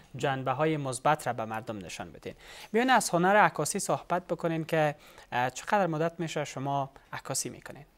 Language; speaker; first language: Persian; native; Persian